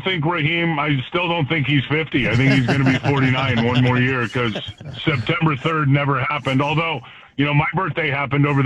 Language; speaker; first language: English; native; English